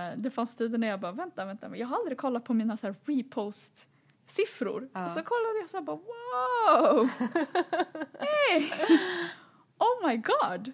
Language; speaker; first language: Swedish; early bilingual, other home language; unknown